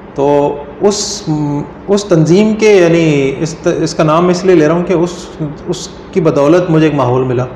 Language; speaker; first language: Urdu; native; Urdu